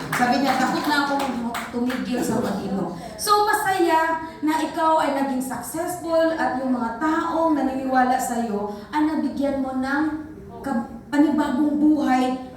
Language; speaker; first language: Filipino; non-native, local second language; Cebuano